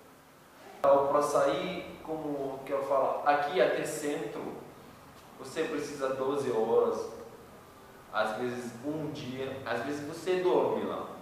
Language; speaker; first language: Portuguese; non-native, learner; Arabic